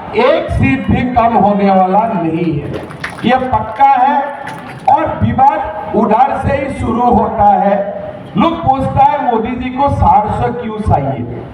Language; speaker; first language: Hindi; non-native, local second language; Assamese